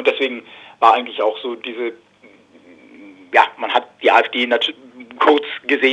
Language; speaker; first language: German; native; German